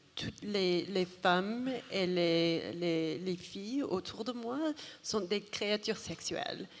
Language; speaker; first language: French; non-native, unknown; English